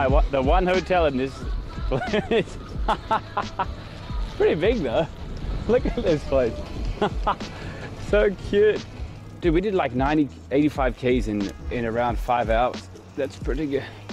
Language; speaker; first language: English; native; English